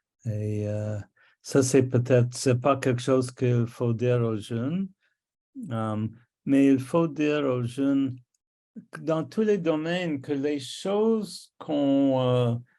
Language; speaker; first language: French; non-native, local second language; English